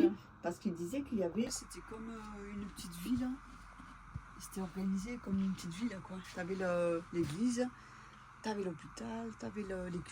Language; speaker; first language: French; native; French